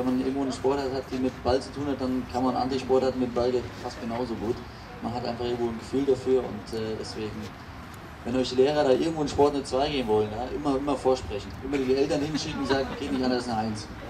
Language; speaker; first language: German; native; German